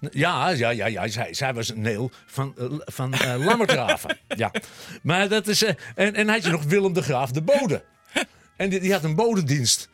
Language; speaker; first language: Dutch; native; Dutch